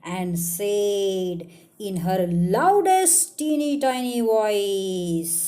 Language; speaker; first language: English; non-native, local second language; Marathi